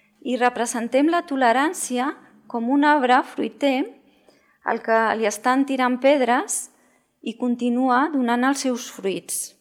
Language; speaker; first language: Catalan; non-native, local second language; Spanish